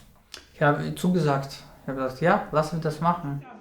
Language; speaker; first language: German; non-native, fluent; Russian